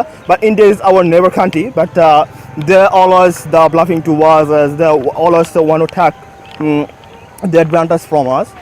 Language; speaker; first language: English; non-native, fluent; Bangla